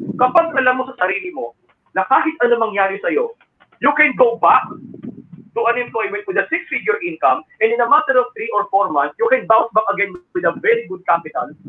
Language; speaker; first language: English; non-native, local second language; Filipino